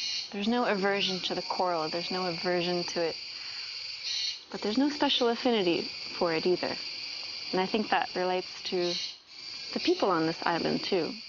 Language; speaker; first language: English; native; English